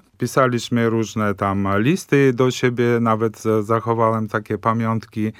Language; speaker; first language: Polish; early bilingual, heritage; Polish